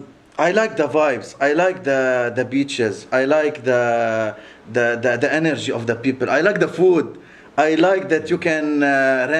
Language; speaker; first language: English; non-native, local second language; Arabic